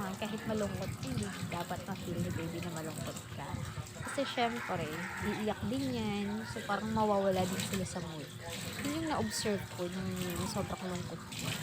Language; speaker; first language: Filipino; non-native, local second language; Cebuano